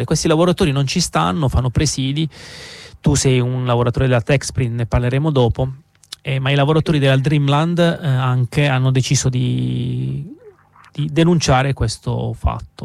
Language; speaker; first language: Italian; native; Italian